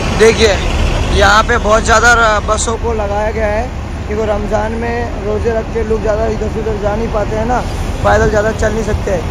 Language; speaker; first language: Hindi; native; Hindi